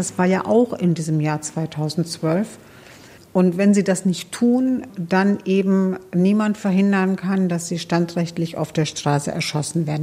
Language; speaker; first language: German; native; German